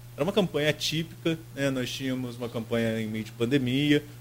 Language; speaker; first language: Portuguese; native; Portuguese